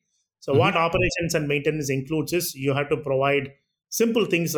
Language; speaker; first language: English; non-native, local second language; Tamil